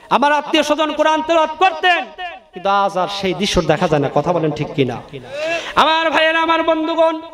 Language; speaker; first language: Bangla; native; Bangla